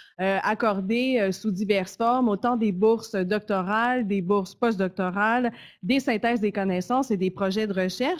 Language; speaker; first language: French; native; French